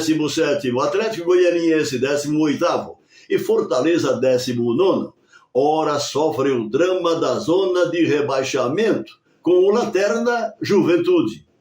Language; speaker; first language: Portuguese; native; Portuguese